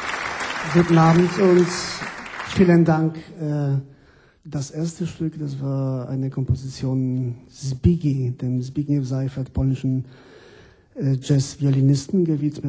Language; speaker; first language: German; non-native, fluent; Polish